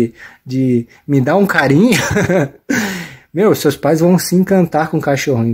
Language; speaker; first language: Portuguese; native; Portuguese